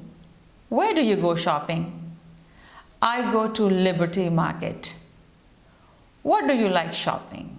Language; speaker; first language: English; non-native, fluent; Urdu